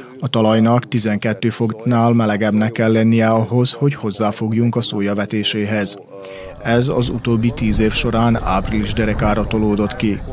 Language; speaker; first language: Hungarian; native; Hungarian